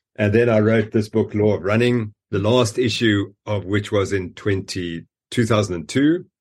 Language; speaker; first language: English; native; English